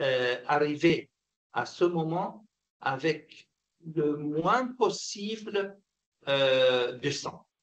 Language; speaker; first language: French; non-native, fluent; Arabic